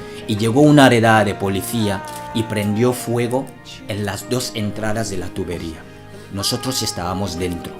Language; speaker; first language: Spanish; non-native, fluent; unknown